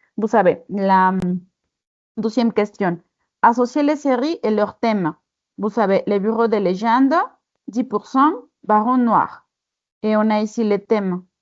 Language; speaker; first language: French; non-native, fluent; Spanish